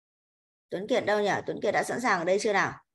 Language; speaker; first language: Vietnamese; native; Vietnamese